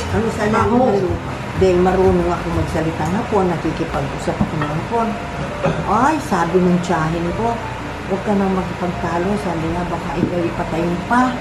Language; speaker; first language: Filipino; non-native, local second language; Pampanga